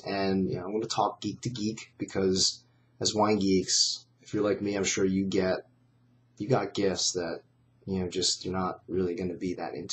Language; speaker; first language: English; native; English